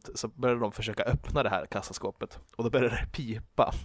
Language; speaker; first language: Swedish; native; Swedish